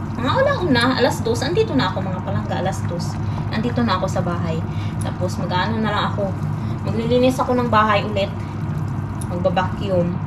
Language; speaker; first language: Filipino; non-native, local second language; Hiligaynon